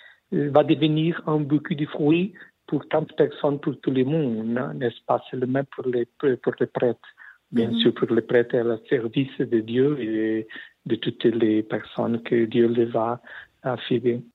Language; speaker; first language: French; non-native, learner; Portuguese